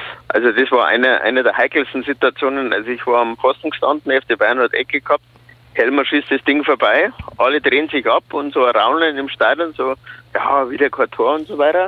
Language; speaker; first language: German; native; German